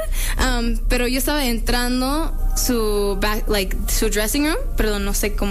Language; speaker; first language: Spanish; early bilingual, heritage; English